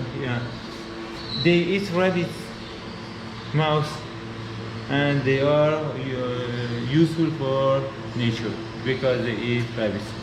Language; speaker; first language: English; non-native, learner; Persian